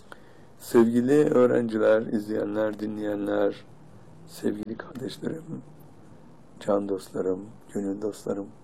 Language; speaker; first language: Turkish; native; Turkish